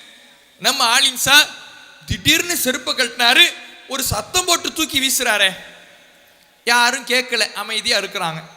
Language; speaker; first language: Tamil; native; Tamil